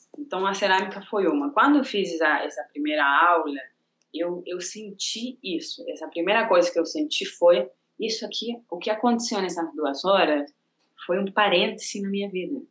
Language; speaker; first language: Portuguese; non-native, fluent; Spanish